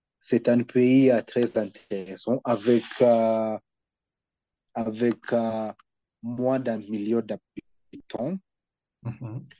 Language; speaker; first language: French; non-native, learner; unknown